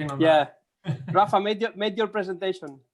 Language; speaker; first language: English; non-native, learner; Spanish